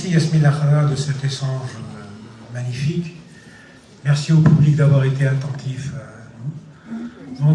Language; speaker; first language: French; non-native, local second language; Arabic